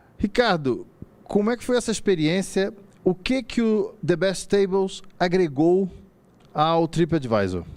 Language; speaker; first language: Portuguese; native; Portuguese